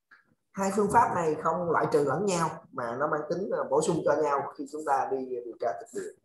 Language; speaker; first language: Vietnamese; native; Vietnamese